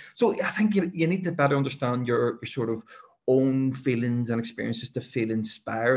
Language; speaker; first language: English; native; English